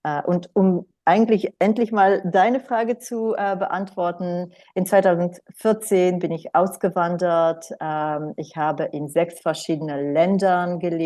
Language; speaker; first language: German; non-native, fluent; Romanian